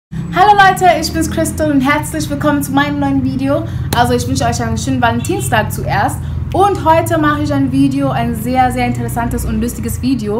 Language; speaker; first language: German; non-native, fluent; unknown